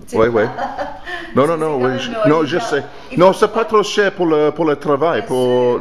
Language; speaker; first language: French; non-native, learner; English